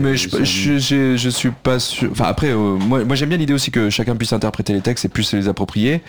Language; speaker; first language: French; native; French